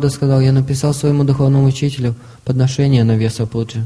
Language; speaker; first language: Russian; native; Russian